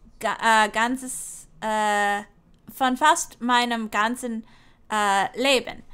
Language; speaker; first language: German; non-native, learner; English